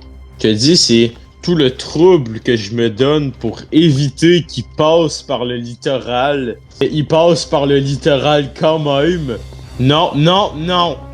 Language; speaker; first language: French; native; French